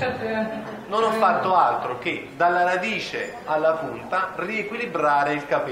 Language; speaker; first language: Italian; native; Italian